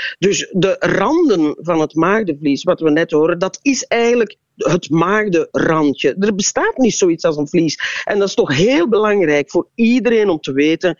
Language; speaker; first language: Dutch; native; Dutch